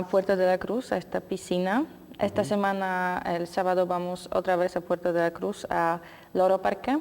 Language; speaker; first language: Spanish; non-native, learner; Polish